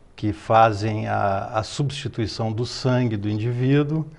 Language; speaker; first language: Portuguese; native; Portuguese